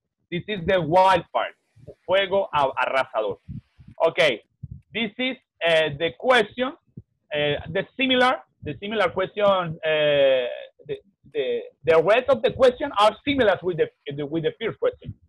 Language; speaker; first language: English; non-native, learner; Spanish